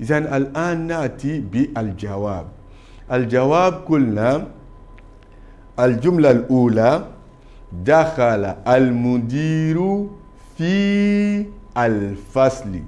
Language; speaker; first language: Arabic; non-native, fluent; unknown